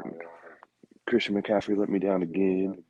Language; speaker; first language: English; native; English